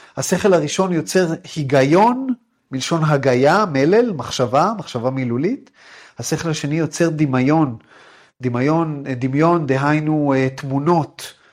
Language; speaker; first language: Hebrew; native; Hebrew